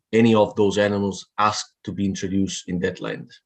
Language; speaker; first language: English; non-native, fluent; Italian